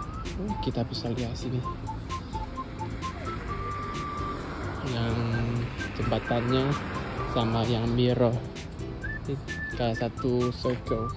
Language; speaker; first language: Indonesian; non-native, fluent; Chinese